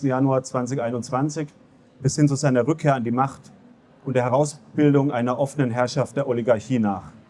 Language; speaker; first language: German; native; German